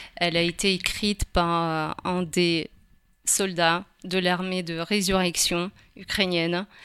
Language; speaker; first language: French; non-native, fluent; Ukrainian